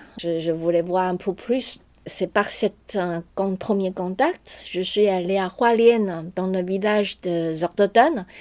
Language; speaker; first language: French; non-native, fluent; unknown